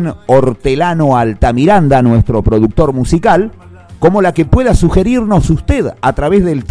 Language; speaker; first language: Spanish; native; Spanish